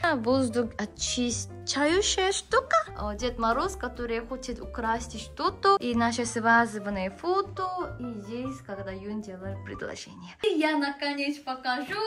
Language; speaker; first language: Russian; non-native, learner; Korean